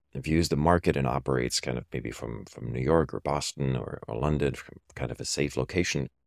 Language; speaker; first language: English; non-native, fluent; German